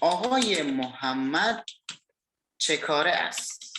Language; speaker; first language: Persian; non-native, fluent; Indonesian